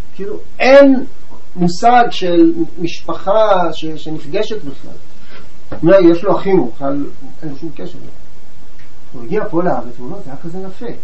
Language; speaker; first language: Hebrew; native; Hebrew